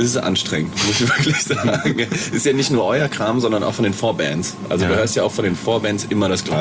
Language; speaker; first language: German; native; German